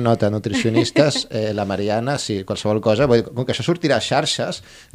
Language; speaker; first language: Catalan; native; Catalan